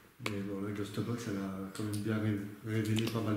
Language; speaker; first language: French; native; French